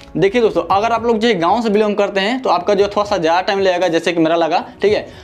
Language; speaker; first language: Hindi; native; Hindi